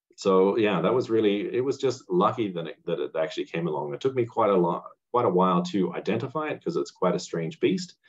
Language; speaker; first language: English; native; English